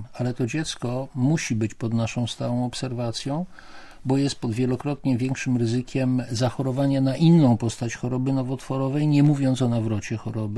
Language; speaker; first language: Polish; native; Polish